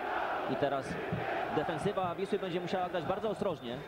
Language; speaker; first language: Polish; native; Polish